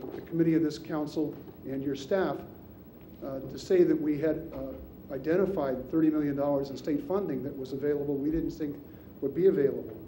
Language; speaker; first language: English; native; English